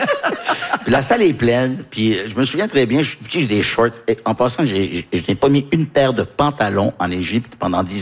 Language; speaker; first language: French; early bilingual, heritage; French